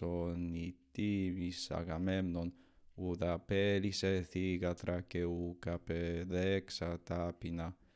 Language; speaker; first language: Greek; non-native, learner; English